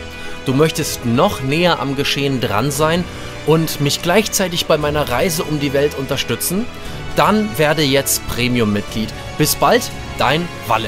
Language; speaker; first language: German; native; German